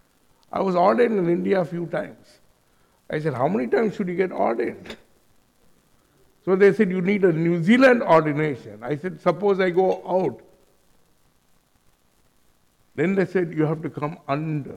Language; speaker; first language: English; non-native, local second language; Tamil